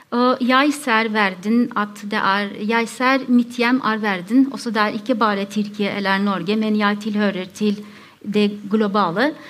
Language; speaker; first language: Norwegian; non-native, fluent; Turkish